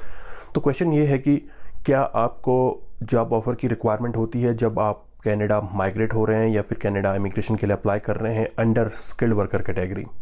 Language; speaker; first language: Hindi; native; Hindi